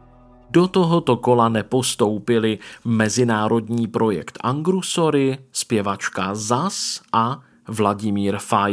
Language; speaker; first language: Czech; native; Czech